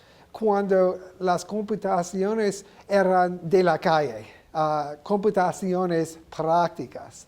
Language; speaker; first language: Spanish; non-native, learner; English